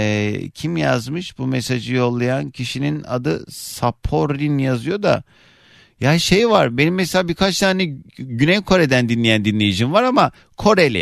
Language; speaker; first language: Turkish; native; Turkish